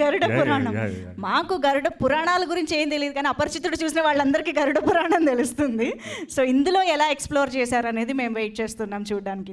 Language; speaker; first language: Telugu; native; Telugu